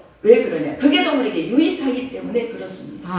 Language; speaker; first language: Korean; native; Korean